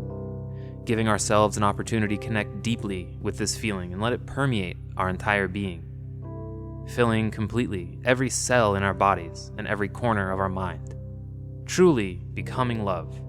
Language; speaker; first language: English; native; English